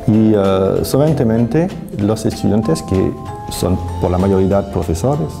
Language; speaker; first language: Spanish; non-native, fluent; French